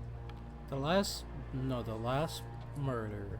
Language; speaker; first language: English; native; English